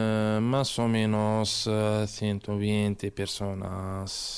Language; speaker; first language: Spanish; non-native, learner; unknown